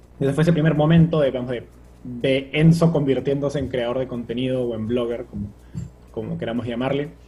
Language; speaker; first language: Spanish; native; Spanish